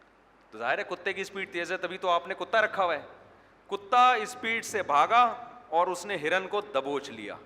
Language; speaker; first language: Urdu; native; Urdu